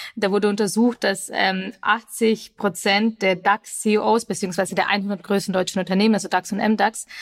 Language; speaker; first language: German; early bilingual, other home language; Russian